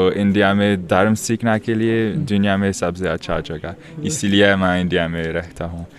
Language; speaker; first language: Hindi; non-native, learner; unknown